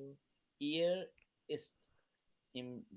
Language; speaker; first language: German; non-native, learner; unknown